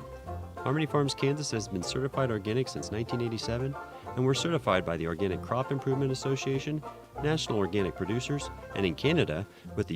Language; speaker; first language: English; native; English